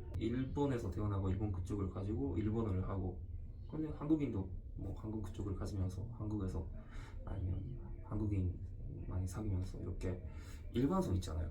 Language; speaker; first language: Korean; early bilingual, heritage; Japanese